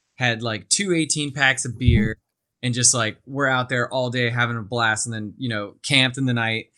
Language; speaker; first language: English; native; English